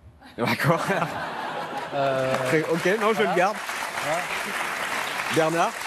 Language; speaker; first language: French; native; French